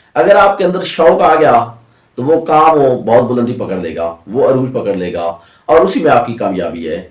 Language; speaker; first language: Urdu; non-native, local second language; Punjabi